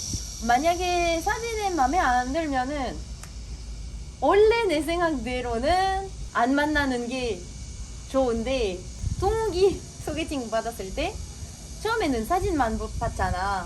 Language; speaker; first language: Korean; non-native, fluent; French